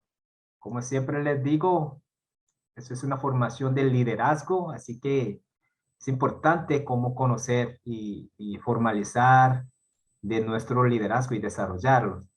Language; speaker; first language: Spanish; non-native, fluent; Korean